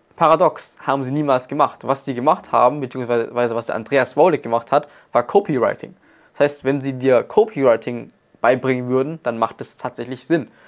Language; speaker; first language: German; native; German